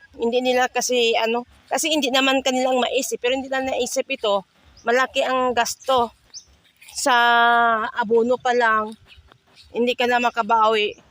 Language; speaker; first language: Filipino; non-native, local second language; Hiligaynon